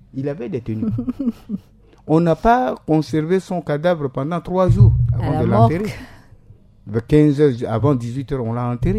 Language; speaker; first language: French; non-native, local second language; Sango